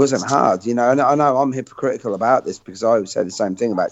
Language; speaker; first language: English; native; English